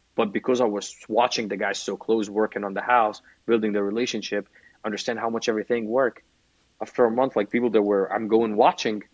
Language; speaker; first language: English; non-native, fluent; Arabic